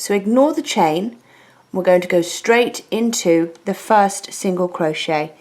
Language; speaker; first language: English; native; English